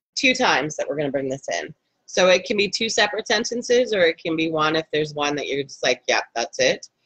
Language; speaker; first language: English; native; English